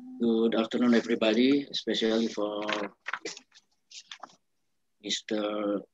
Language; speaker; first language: English; non-native, learner; Indonesian